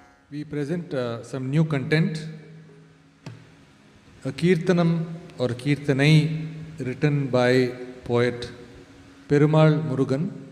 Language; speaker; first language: English; non-native, local second language; Tamil